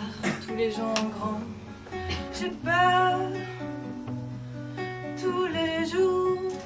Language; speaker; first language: French; native; French